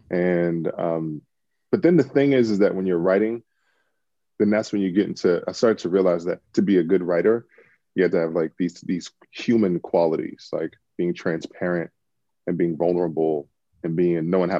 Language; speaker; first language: English; native; English